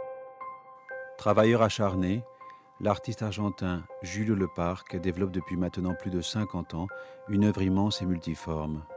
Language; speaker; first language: French; native; French